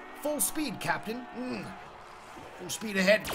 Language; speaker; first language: English; native; English